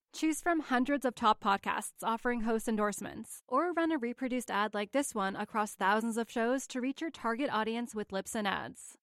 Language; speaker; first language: English; native; English